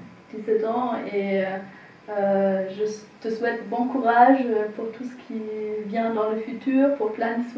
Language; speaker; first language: French; non-native, fluent; German